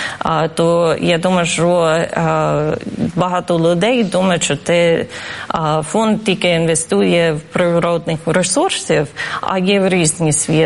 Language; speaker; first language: Ukrainian; non-native, fluent; English